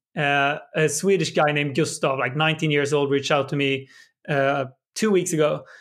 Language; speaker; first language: English; non-native, fluent; Swedish